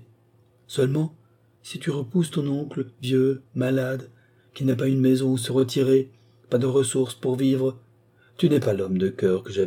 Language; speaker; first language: French; native; French